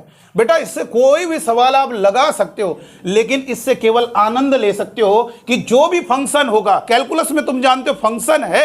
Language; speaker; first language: Hindi; native; Hindi